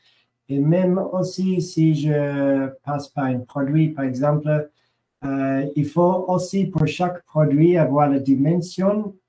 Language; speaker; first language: French; non-native, learner; English